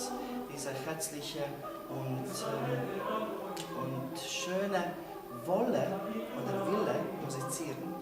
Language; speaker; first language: German; non-native, fluent; Latvian